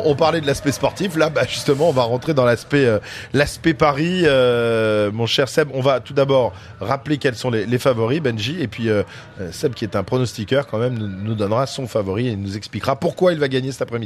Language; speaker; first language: French; native; French